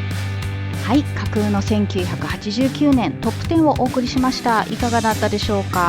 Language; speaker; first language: Japanese; native; Japanese